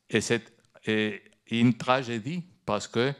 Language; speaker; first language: French; non-native, fluent; Spanish